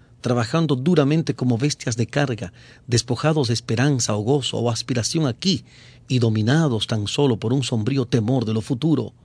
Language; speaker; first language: Spanish; native; Spanish